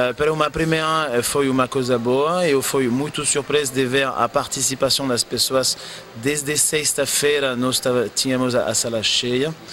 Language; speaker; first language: Portuguese; non-native, fluent; French